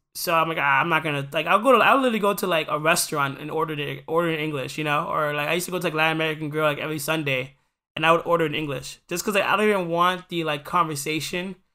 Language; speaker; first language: English; early bilingual, other home language; Spanish